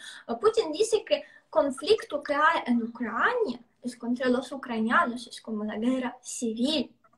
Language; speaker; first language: Spanish; non-native, fluent; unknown